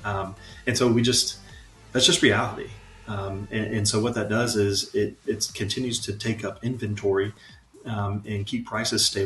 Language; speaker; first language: English; native; English